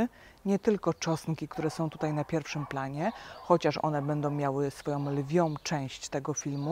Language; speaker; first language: Polish; native; Polish